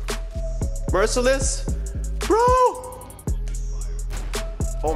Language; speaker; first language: English; native; English